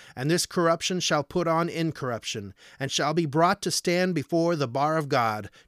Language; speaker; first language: English; native; English